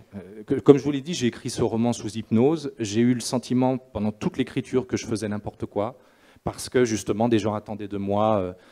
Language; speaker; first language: French; native; French